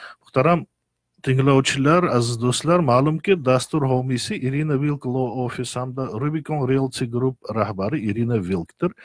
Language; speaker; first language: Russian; non-native, local second language; Uzbek